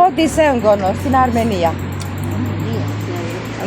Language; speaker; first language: Greek; non-native, learner; Armenian